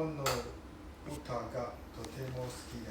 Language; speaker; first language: Japanese; non-native, learner; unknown